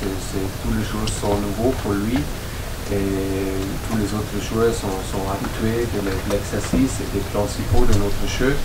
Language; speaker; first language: French; non-native, learner; German